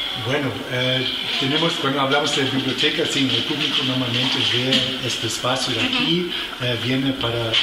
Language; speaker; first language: Spanish; non-native, fluent; German